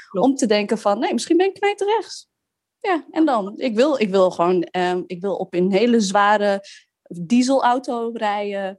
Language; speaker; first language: Dutch; early bilingual, other home language; Arabic